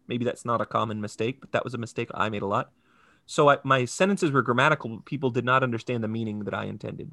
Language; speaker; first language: English; native; English